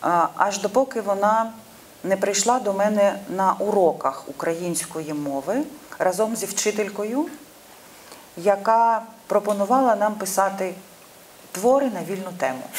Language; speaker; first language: Ukrainian; non-native, local second language; Russian